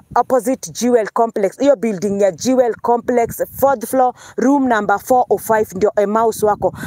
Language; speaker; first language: Swahili; non-native, local second language; Kikuyu